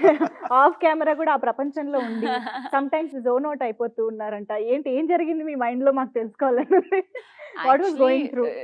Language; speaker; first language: Telugu; native; Telugu